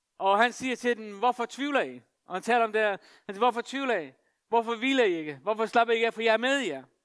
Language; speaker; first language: Danish; non-native, local second language; Faroese